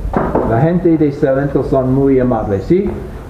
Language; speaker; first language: Spanish; non-native, learner; English